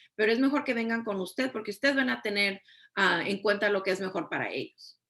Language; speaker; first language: Spanish; early bilingual, heritage; Spanish